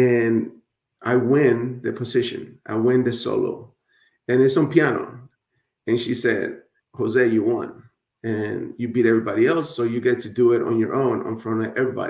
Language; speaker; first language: English; early bilingual, other home language; Spanish